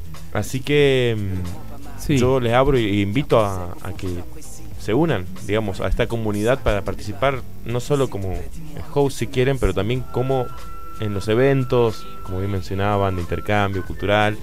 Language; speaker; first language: Spanish; native; Spanish